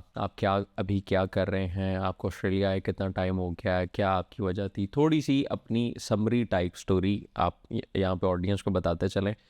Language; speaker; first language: Urdu; native; Urdu